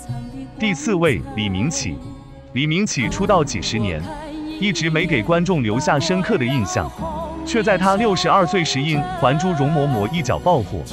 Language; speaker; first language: Chinese; native; Chinese